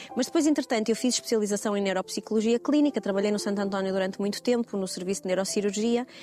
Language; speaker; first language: Portuguese; native; Portuguese